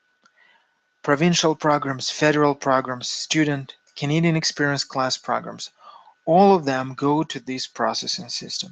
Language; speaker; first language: English; non-native, fluent; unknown